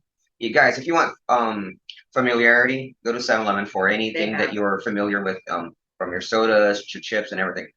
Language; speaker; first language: English; native; English